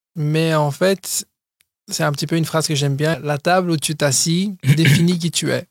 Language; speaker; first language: French; early bilingual, other home language; Portuguese